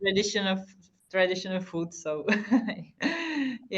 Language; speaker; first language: English; non-native, fluent; Hungarian